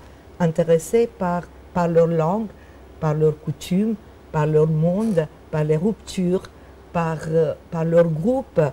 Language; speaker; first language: French; non-native, fluent; Romanian